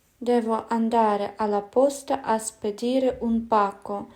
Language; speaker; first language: Italian; non-native, fluent; Ukrainian